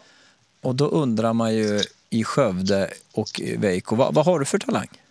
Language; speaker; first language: Swedish; native; Swedish